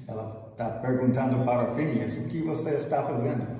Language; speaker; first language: Portuguese; non-native, fluent; English